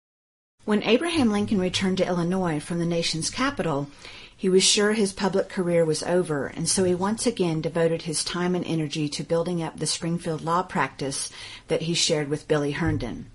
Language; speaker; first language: English; native; English